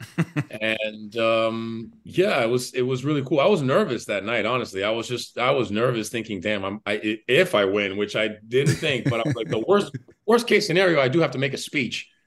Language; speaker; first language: English; native; English